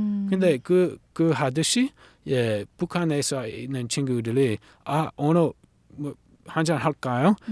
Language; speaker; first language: Korean; non-native, learner; English